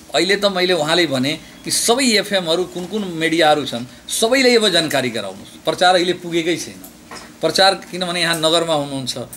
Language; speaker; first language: Nepali; non-native, local second language; Bhojpuri